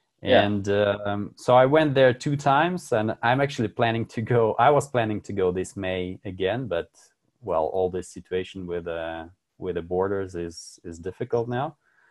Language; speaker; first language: English; non-native, fluent; Russian